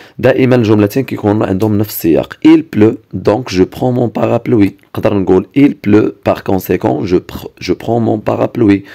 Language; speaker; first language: French; non-native, local second language; Arabic